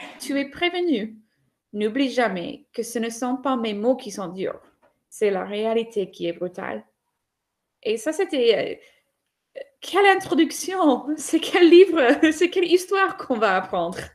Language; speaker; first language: French; non-native, fluent; English